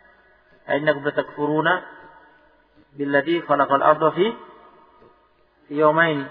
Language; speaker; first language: Arabic; non-native, fluent; Indonesian